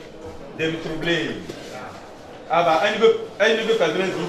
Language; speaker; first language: German; non-native, learner; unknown